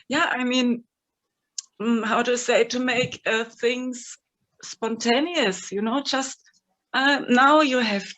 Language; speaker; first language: English; non-native, fluent; German